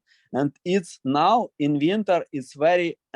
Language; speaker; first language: English; non-native, learner; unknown